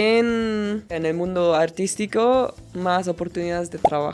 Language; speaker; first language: Spanish; non-native, fluent; German